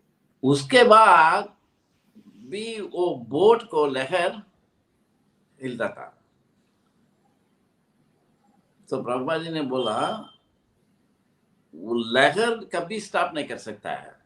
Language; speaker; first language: Hindi; non-native, local second language; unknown